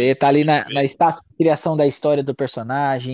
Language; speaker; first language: Portuguese; native; Portuguese